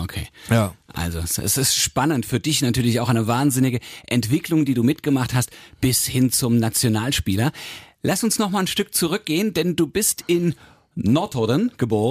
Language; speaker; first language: German; native; German